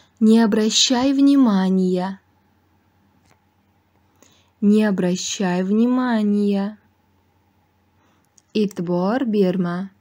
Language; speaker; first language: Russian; non-native, fluent; Uzbek